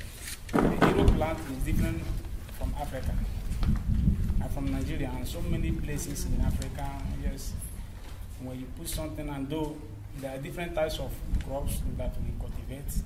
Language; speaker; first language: English; non-native, learner; Italian